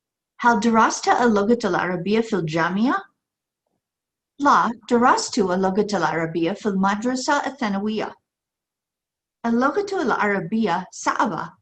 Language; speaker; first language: Arabic; non-native, fluent; English